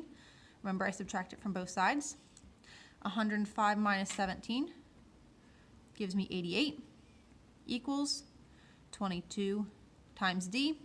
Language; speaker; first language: English; native; English